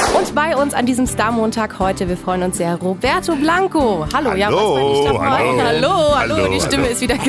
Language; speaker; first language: German; native; German